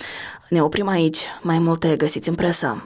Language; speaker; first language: Romanian; native; Romanian